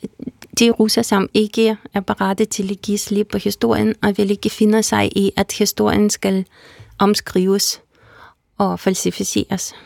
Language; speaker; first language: Danish; non-native, fluent; Russian